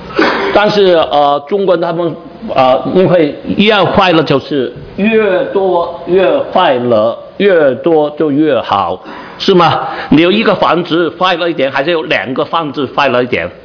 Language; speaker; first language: Chinese; non-native, learner; Cantonese